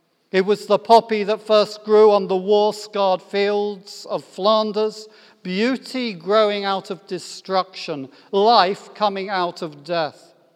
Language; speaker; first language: English; native; English